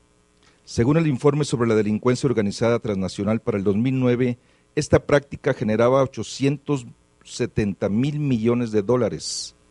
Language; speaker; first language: Spanish; native; Spanish